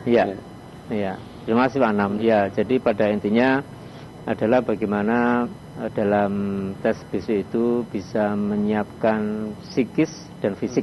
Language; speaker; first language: Indonesian; native; Indonesian